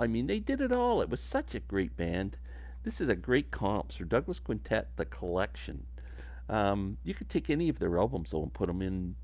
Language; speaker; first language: English; native; English